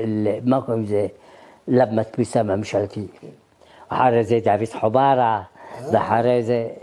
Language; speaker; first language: Hebrew; early bilingual, other home language; Arabic